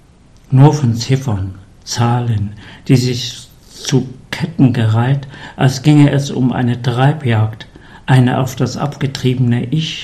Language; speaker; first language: German; native; German